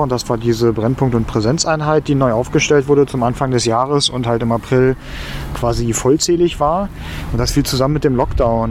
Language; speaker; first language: German; native; German